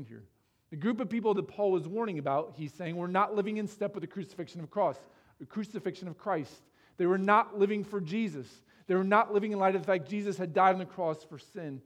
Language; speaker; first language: English; native; English